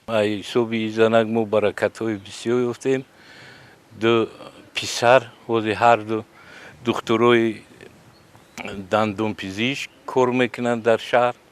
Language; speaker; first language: Tajik; native; Tajik